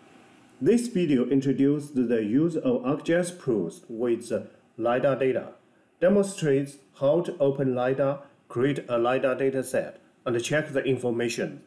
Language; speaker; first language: English; non-native, fluent; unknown